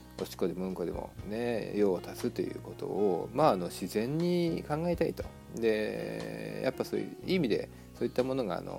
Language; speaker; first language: Japanese; native; Japanese